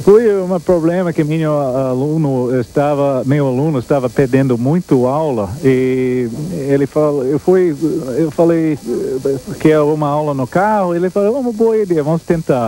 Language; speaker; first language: Portuguese; non-native, fluent; English